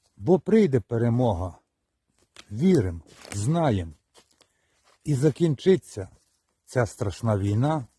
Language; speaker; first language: Ukrainian; native; Ukrainian